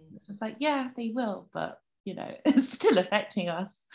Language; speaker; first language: English; native; English